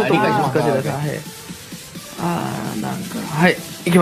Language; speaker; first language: Japanese; non-native, learner; Korean